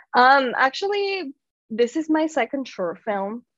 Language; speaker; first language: English; non-native, fluent; Spanish